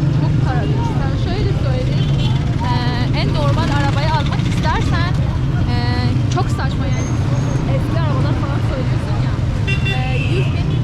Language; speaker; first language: Turkish; non-native, fluent; Persian